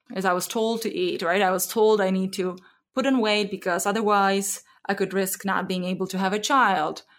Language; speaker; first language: English; non-native, fluent; Czech